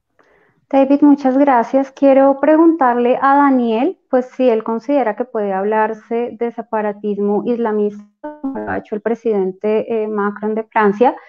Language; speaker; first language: Spanish; native; Spanish